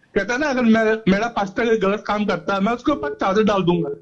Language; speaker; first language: Hindi; native; Hindi